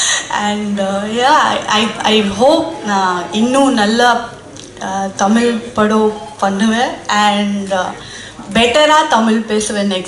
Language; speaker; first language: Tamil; non-native, learner; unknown